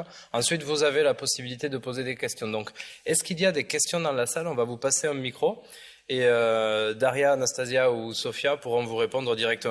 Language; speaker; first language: French; native; French